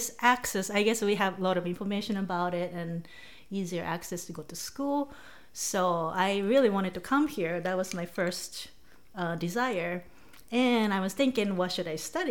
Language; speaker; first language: English; non-native, fluent; Japanese